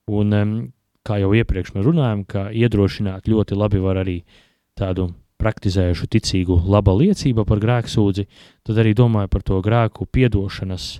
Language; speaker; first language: Latvian; native; Latvian